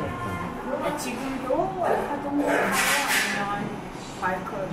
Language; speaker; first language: Korean; non-native, learner; Dutch